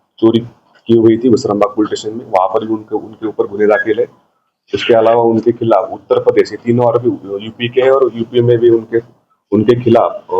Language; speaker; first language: Hindi; non-native, local second language; Marathi